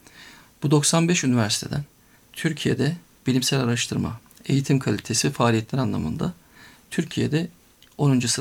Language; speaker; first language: Turkish; native; Turkish